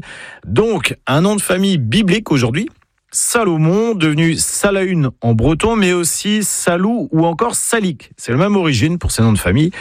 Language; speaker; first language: French; native; French